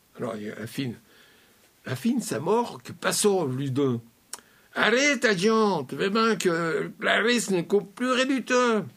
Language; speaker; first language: French; native; French